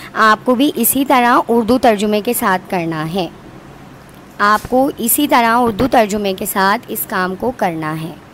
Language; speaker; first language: Urdu; non-native, local second language; Sindhi